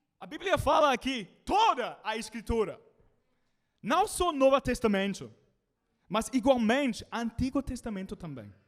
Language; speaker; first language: Portuguese; non-native, learner; English